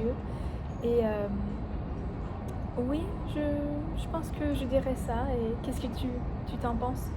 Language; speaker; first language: French; non-native, learner; English